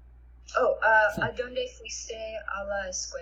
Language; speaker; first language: Spanish; non-native, learner; English